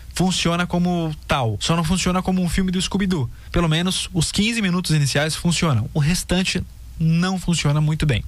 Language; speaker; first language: Portuguese; native; Portuguese